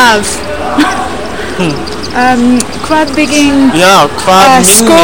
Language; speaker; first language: Icelandic; non-native, learner; English